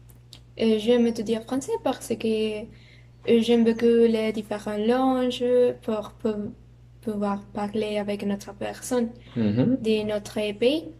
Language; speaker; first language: French; non-native, learner; Spanish